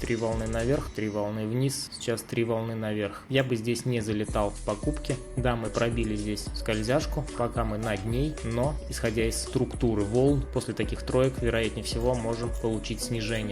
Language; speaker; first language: Russian; native; Russian